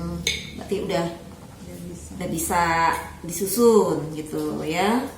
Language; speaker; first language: Indonesian; native; Indonesian